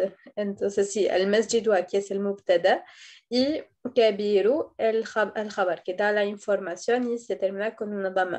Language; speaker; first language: Spanish; non-native, fluent; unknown